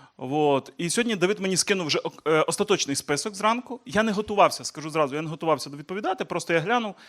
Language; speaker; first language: Ukrainian; native; Ukrainian